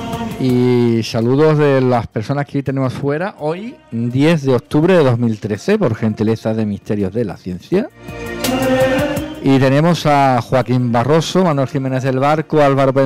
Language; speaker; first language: Spanish; native; Spanish